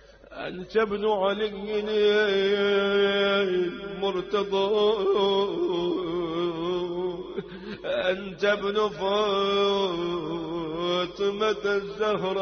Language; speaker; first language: Arabic; native; Arabic